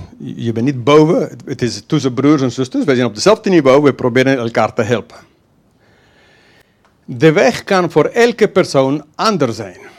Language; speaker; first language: Dutch; non-native, fluent; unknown